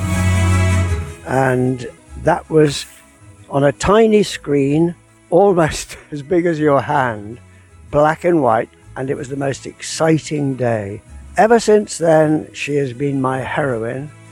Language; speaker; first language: English; native; English